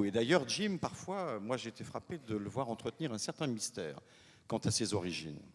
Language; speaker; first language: French; native; French